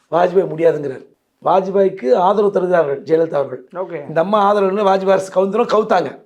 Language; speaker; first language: Tamil; native; Tamil